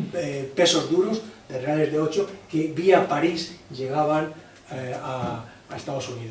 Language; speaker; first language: Spanish; native; Spanish